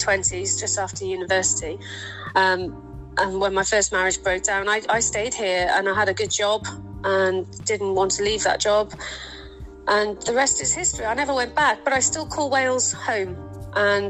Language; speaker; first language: English; native; English